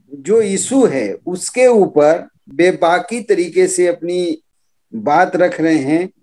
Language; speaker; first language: Hindi; native; Hindi